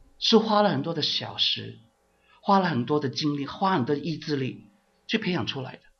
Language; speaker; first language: Chinese; non-native, local second language; Cantonese